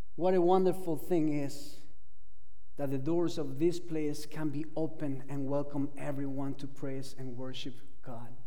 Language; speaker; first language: English; non-native, fluent; Spanish